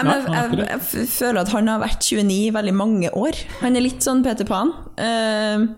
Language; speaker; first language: Norwegian; native; Norwegian